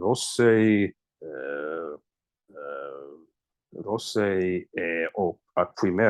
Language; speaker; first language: Portuguese; non-native, learner; English